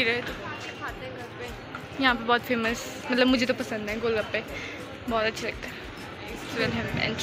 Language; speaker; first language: Hindi; native; Hindi